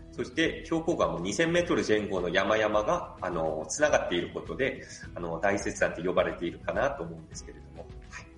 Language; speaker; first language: Japanese; non-native, fluent; Korean